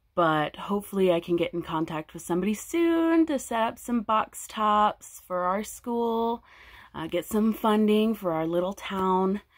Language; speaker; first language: English; native; English